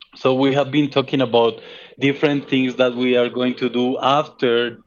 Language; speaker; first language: English; non-native, fluent; Spanish